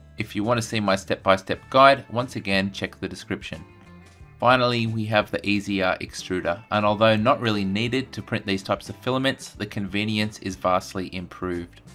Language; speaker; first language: English; native; English